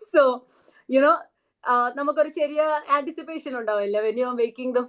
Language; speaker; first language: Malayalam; non-native, learner; Telugu